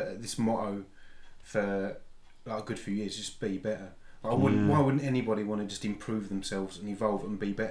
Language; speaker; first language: English; native; English